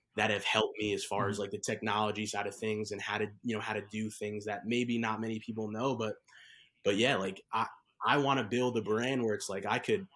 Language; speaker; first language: English; native; English